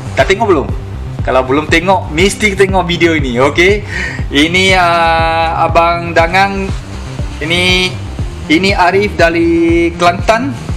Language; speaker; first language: Malay; non-native, local second language; Min Nan Chinese